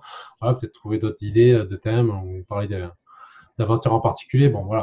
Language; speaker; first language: French; native; French